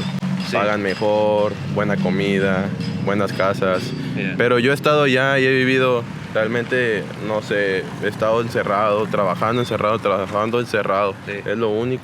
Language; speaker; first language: Spanish; native; Spanish